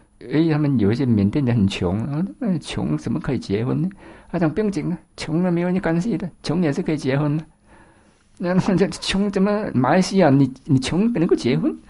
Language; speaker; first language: Chinese; native; Chinese